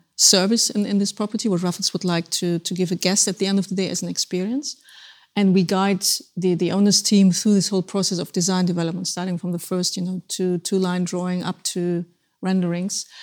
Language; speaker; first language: English; non-native, fluent; German